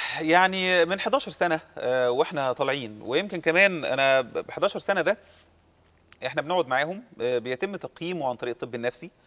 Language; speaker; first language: Arabic; native; Arabic